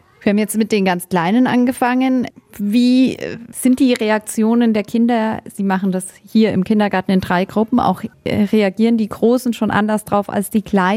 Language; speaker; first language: German; native; German